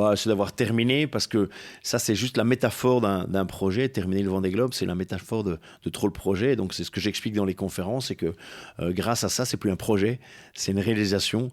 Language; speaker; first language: French; native; French